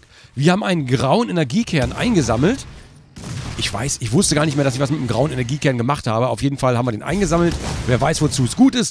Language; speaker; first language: German; native; German